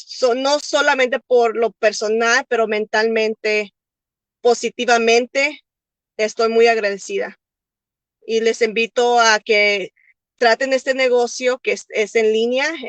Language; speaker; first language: Spanish; early bilingual, heritage; Spanish